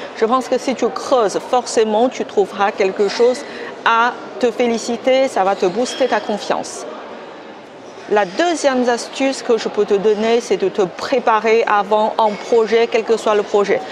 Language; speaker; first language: French; non-native, fluent; Chinese